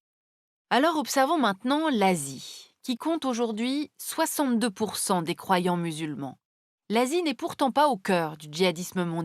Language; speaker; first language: French; native; French